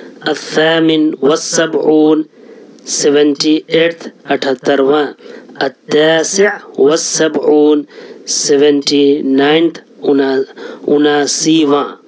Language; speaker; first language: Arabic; non-native, fluent; Urdu